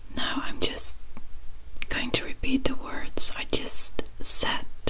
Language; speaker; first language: English; non-native, fluent; Dutch